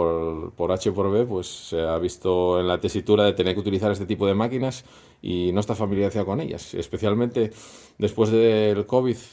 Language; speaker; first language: Spanish; native; Spanish